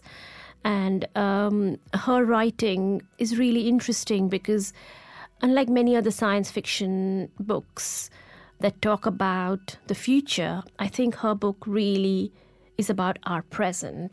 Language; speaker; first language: English; non-native, local second language; Gujarati